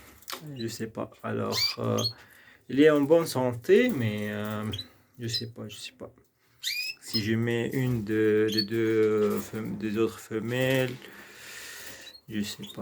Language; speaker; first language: French; non-native, local second language; Arabic